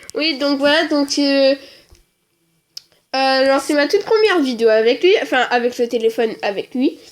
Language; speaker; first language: French; native; French